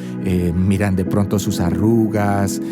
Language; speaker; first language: Spanish; native; Spanish